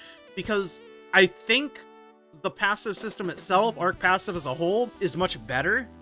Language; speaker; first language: English; native; English